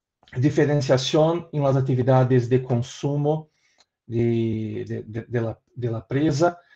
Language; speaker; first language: Spanish; non-native, learner; Portuguese